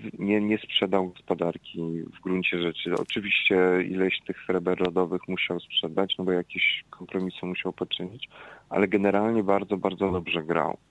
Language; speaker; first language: Polish; native; Polish